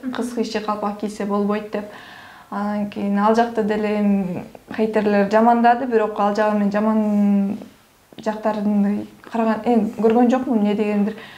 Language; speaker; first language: Kyrgyz; non-native, local second language; Russian